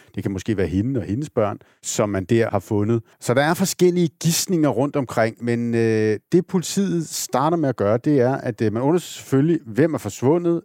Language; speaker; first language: Danish; native; Danish